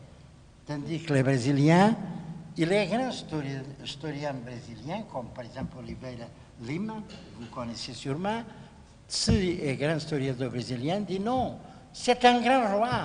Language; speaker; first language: French; non-native, fluent; Portuguese